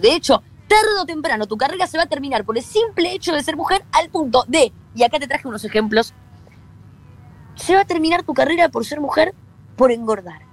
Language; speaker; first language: Spanish; native; Spanish